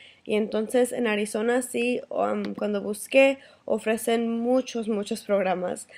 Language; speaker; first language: Spanish; early bilingual, heritage; Spanish